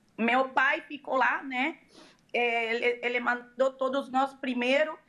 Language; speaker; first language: Portuguese; non-native, fluent; Arabic